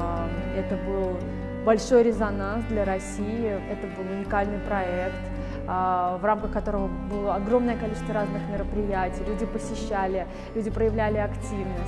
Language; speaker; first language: Russian; native; Russian